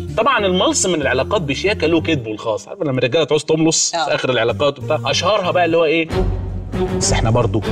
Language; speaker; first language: Arabic; native; Arabic